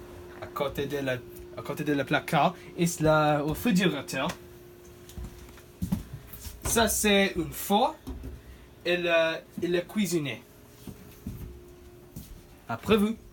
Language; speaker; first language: French; non-native, learner; English